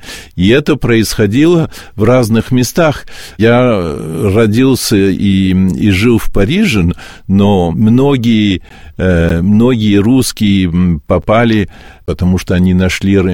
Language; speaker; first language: Russian; early bilingual, heritage; Russian